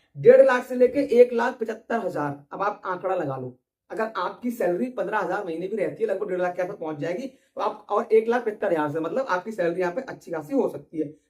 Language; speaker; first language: Hindi; native; Hindi